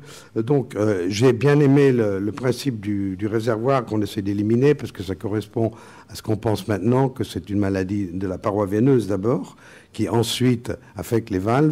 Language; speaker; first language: French; native; French